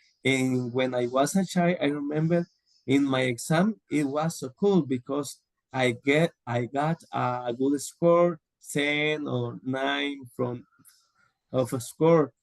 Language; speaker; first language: English; non-native, learner; Spanish